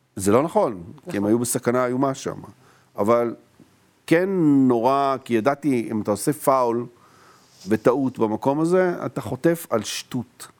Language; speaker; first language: Hebrew; native; Hebrew